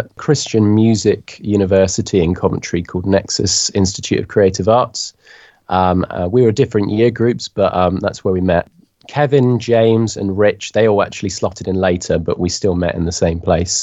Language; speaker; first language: English; native; English